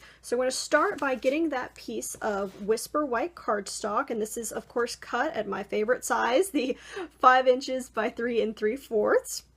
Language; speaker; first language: English; native; English